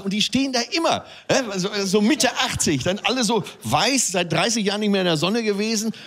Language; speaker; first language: German; native; German